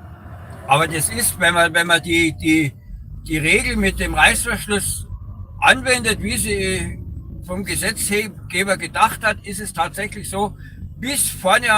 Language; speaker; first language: German; native; German